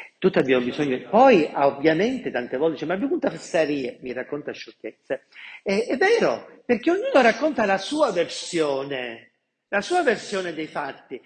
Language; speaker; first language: Italian; non-native, local second language; Sicilian